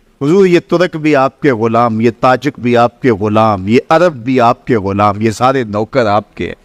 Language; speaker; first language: Urdu; non-native, local second language; Punjabi